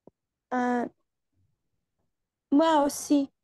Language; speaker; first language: French; non-native, learner; Spanish